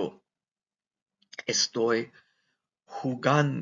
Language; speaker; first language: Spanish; non-native, fluent; English